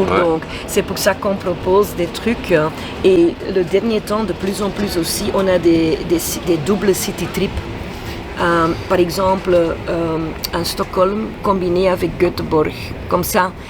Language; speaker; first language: French; non-native, fluent; Swedish